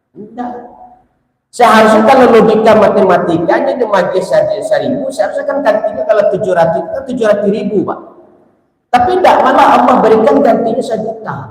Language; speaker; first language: Malay; non-native, local second language; Minangkabau